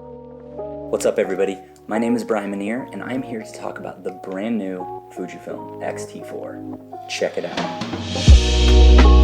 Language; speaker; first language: English; native; English